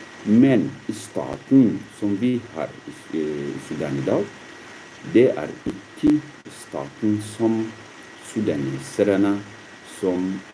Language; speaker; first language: Swedish; non-native, learner; Arabic